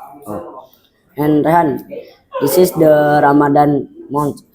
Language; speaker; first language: English; non-native, learner; Indonesian